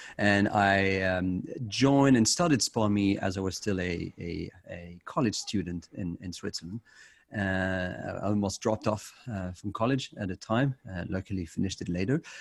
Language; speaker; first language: English; non-native, fluent; French